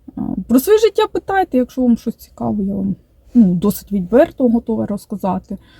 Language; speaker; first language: Ukrainian; non-native, local second language; Russian